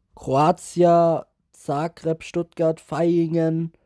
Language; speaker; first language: German; native; German